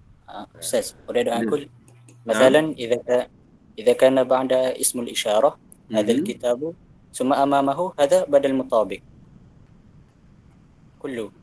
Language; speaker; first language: Arabic; non-native, learner; Malay